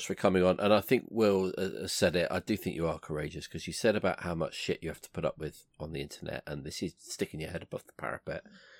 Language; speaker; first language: English; native; English